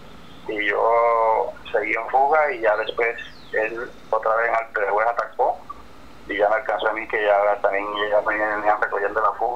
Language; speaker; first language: Spanish; native; Spanish